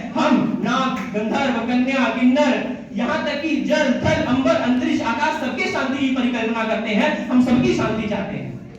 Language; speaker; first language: Hindi; native; Hindi